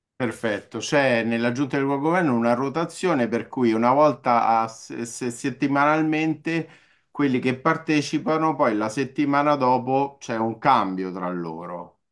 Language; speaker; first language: Italian; native; Italian